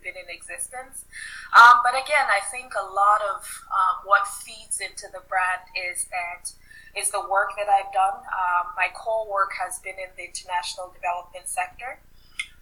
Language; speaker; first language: English; non-native, local second language; Yoruba